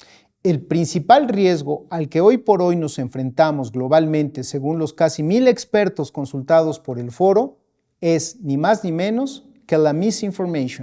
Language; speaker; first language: Spanish; native; Spanish